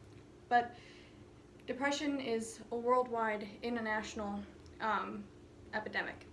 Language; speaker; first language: English; native; English